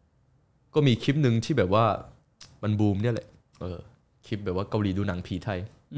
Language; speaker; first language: Thai; early bilingual, other home language; Korean